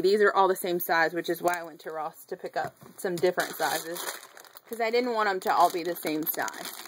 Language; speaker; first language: English; native; English